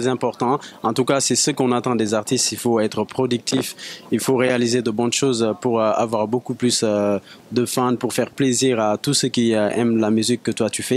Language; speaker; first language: French; non-native, local second language; Wolof